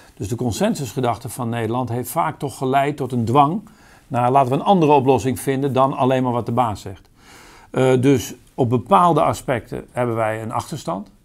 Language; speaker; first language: Dutch; native; Dutch